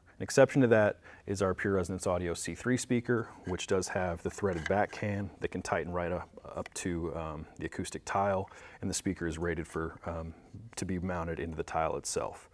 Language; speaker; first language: English; native; English